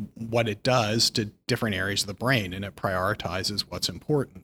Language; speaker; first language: English; native; English